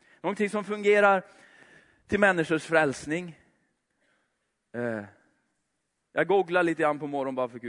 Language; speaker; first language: Swedish; native; Swedish